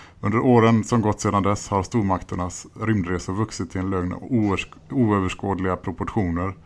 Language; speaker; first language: Swedish; native; Swedish